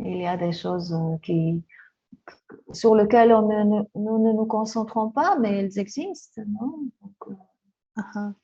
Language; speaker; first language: French; non-native, fluent; Spanish